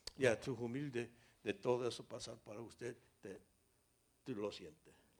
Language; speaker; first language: Spanish; non-native, learner; English